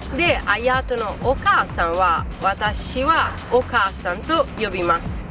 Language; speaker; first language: Japanese; non-native, fluent; Italian